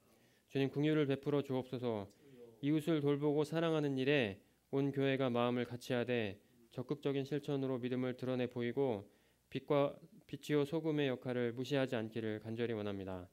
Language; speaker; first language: Korean; native; Korean